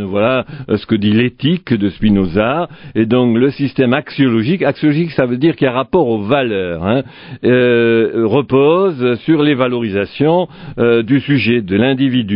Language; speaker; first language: French; native; French